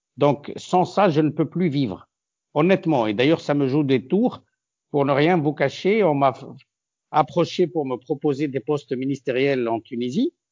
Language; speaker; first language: French; non-native, local second language; Arabic